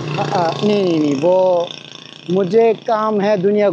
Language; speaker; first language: Hindi; non-native, learner; Bangla